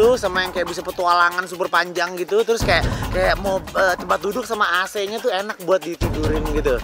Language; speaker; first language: Indonesian; native; Indonesian